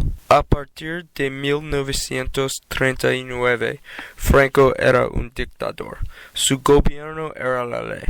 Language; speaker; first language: Spanish; non-native, learner; English